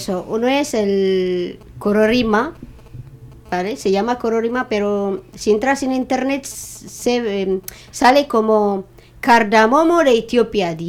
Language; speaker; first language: Spanish; non-native, learner; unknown